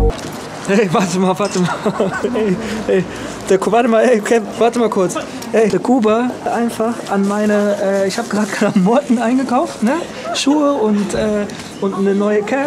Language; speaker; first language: German; native; German